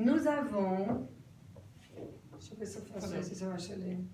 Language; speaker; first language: French; non-native, fluent; Portuguese